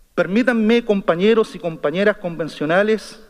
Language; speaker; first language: Spanish; native; Spanish